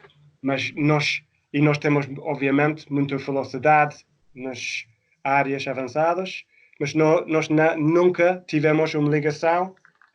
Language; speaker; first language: Portuguese; non-native, fluent; English